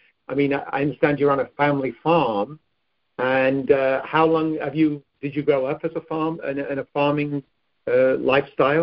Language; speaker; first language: English; native; English